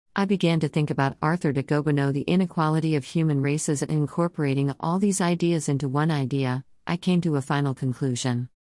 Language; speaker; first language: English; non-native, fluent; Persian